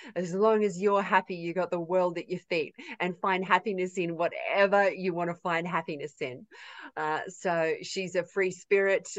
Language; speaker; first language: English; native; English